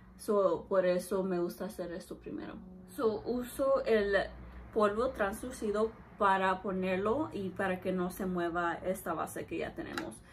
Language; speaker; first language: Spanish; early bilingual, heritage; Spanish